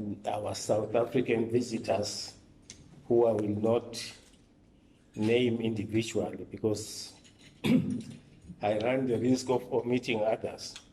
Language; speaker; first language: English; non-native, local second language; Swati